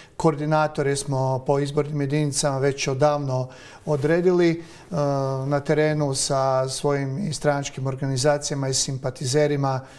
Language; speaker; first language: Croatian; native; Croatian